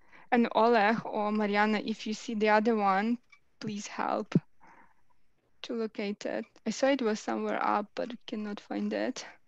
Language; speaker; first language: English; non-native, fluent; Ukrainian